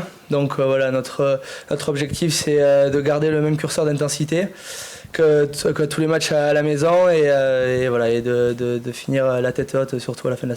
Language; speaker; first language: French; native; French